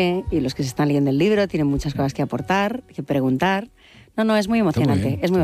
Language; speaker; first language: Spanish; native; Spanish